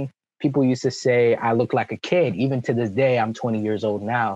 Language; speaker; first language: English; early bilingual, other home language; French